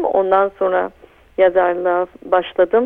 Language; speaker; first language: Turkish; early bilingual, heritage; Turkish